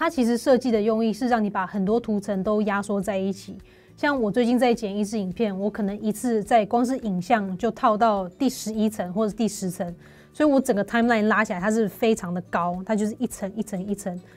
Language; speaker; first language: Chinese; native; Chinese